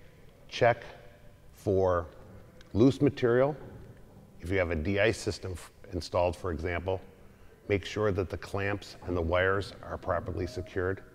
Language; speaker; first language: English; native; English